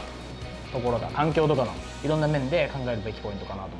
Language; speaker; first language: Japanese; native; Japanese